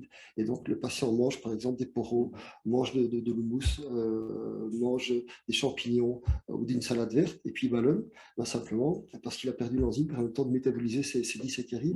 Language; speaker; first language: French; native; French